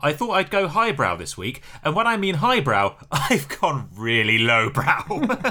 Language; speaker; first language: English; native; English